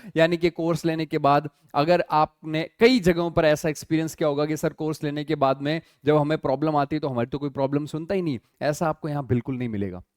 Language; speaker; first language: Hindi; native; Hindi